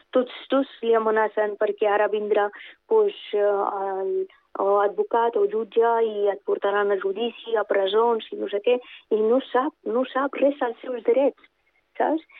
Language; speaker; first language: Catalan; non-native, fluent; Persian